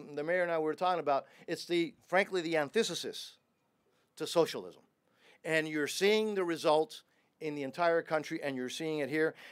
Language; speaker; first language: English; early bilingual, other home language; Spanish